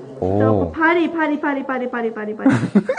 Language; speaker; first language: Korean; non-native, learner; Japanese